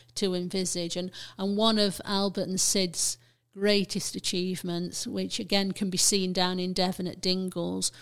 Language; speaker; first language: English; native; English